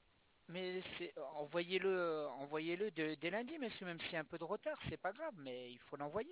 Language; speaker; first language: French; native; French